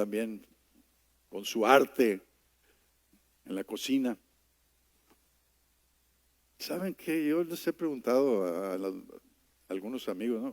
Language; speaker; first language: Spanish; native; Spanish